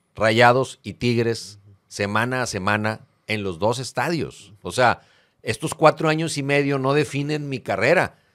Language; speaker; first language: Spanish; native; Spanish